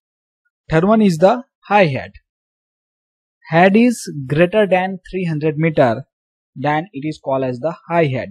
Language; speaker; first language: English; non-native, local second language; Gujarati